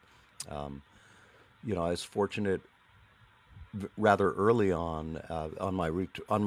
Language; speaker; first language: English; native; English